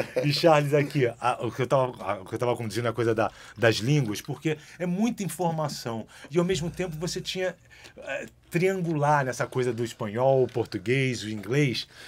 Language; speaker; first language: Portuguese; native; Portuguese